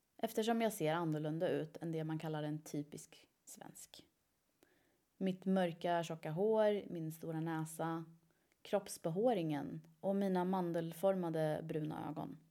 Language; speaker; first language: Swedish; early bilingual, other home language; Persian